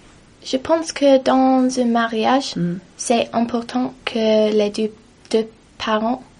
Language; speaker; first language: French; non-native, learner; English